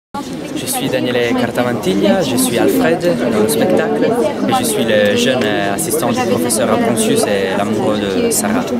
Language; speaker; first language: French; non-native, fluent; Italian